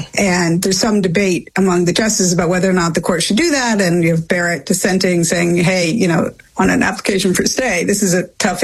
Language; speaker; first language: English; native; English